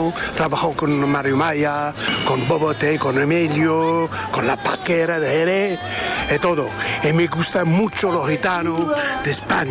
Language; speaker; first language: Spanish; non-native, learner; French